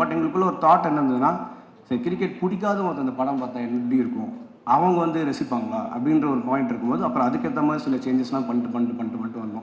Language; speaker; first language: Tamil; native; Tamil